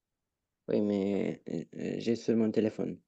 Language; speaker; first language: French; non-native, learner; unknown